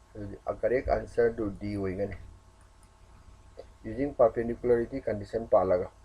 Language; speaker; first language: English; non-native, local second language; Manipuri